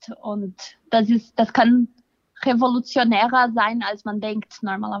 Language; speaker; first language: German; non-native, fluent; Portuguese